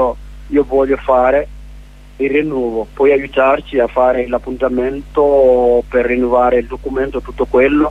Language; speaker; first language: Italian; non-native, learner; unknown